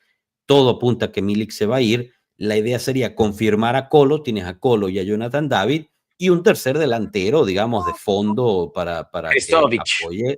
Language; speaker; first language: Spanish; native; Spanish